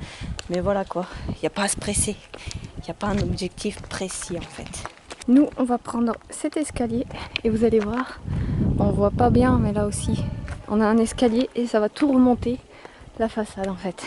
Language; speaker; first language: French; native; French